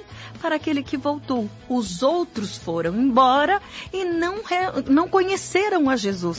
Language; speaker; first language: Portuguese; native; Portuguese